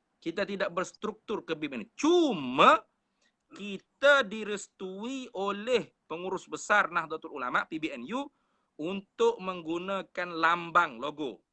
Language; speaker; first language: Malay; native; Malay